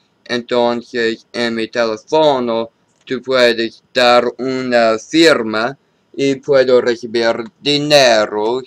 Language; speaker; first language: Spanish; non-native, learner; English